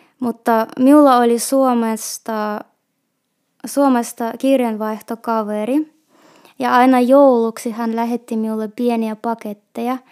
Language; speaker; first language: Finnish; non-native, fluent; Russian